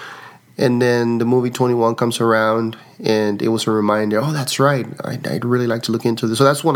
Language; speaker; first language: English; early bilingual, other home language; Spanish